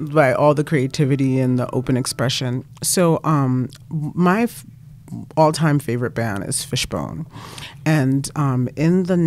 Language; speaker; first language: English; native; English